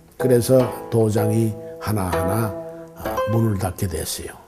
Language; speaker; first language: Korean; native; Korean